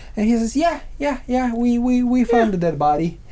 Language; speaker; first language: English; non-native, fluent; Serbian